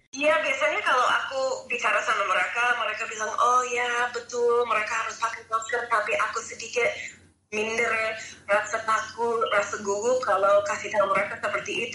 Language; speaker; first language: Indonesian; non-native, fluent; English